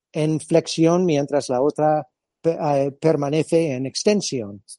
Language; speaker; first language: Spanish; non-native, fluent; English